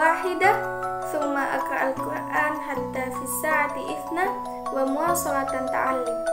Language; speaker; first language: Arabic; non-native, learner; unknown